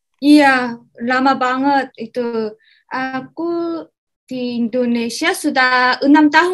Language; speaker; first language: Indonesian; non-native, learner; Korean